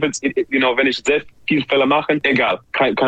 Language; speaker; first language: German; non-native, learner; English